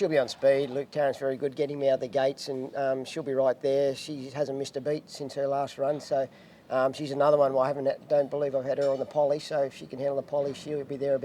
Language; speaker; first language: English; native; English